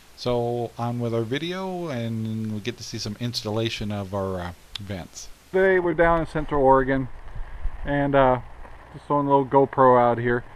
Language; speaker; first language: English; native; English